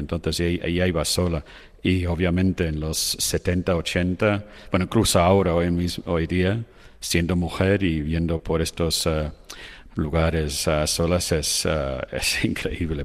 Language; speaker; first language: Spanish; non-native, fluent; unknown